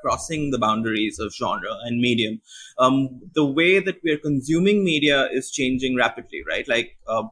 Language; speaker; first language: English; non-native, local second language; Bangla